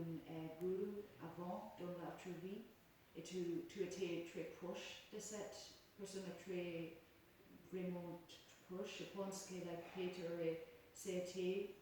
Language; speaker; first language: French; non-native, learner; English